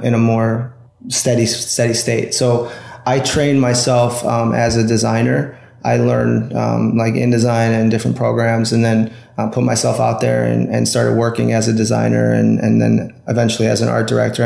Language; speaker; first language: English; native; English